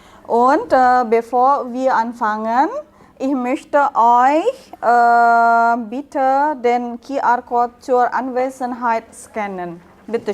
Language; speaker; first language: German; non-native, learner; Indonesian